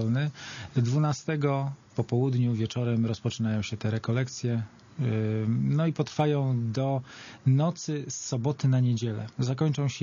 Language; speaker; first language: Polish; native; Polish